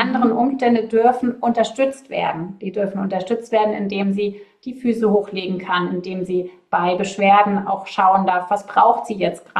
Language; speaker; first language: German; native; German